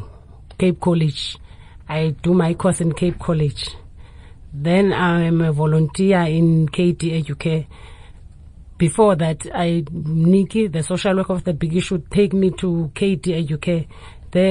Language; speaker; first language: English; non-native, local second language; Xhosa